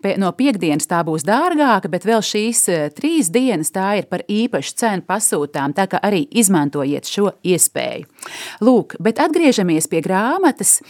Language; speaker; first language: Latvian; native; Latvian